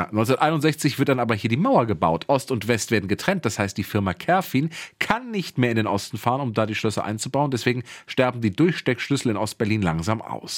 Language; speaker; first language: German; native; German